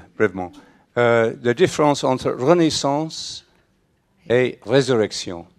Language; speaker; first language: French; non-native, fluent; English